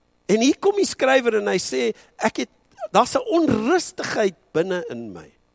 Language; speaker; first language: Afrikaans; early bilingual, heritage; Afrikaans